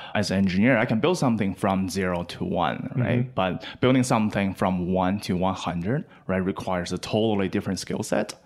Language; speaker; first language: English; non-native, fluent; Chinese